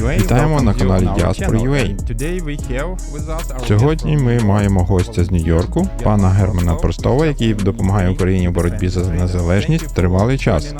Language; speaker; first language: Ukrainian; native; Ukrainian